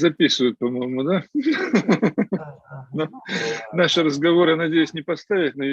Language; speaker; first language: Russian; native; Russian